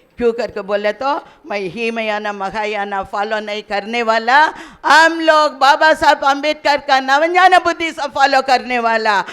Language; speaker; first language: Hindi; non-native, local second language; Kannada